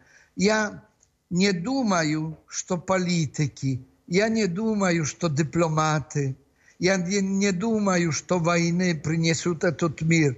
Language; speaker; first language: Russian; non-native, fluent; Polish